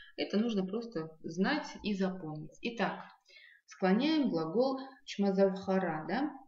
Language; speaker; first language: Russian; non-native, local second language; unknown